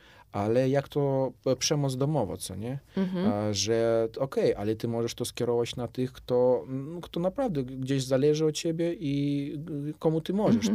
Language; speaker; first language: Polish; non-native, fluent; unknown